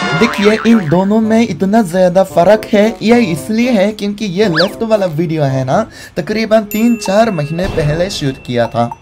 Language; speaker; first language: Hindi; non-native, fluent; Japanese